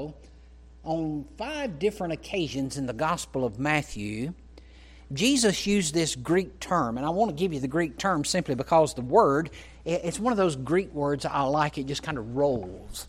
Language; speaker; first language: English; native; English